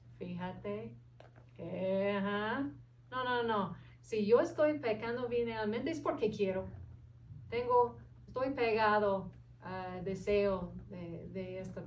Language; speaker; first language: Spanish; non-native, fluent; English